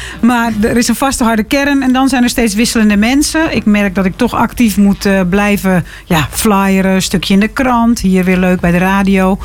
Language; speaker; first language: Dutch; native; Dutch